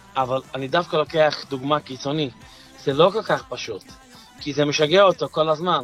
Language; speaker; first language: Hebrew; non-native, fluent; Yiddish